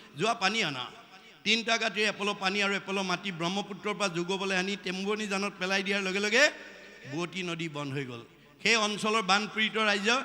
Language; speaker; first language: Assamese; native; Assamese